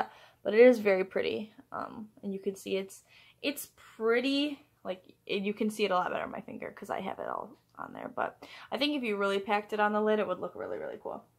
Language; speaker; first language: English; native; English